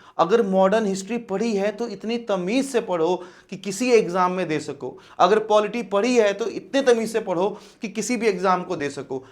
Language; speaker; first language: Hindi; native; Hindi